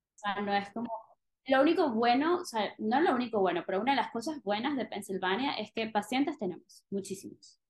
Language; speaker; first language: Spanish; native; Spanish